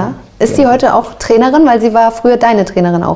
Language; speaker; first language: German; native; German